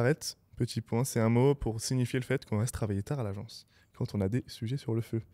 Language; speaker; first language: French; native; French